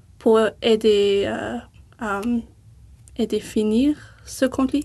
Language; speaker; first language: French; non-native, learner; English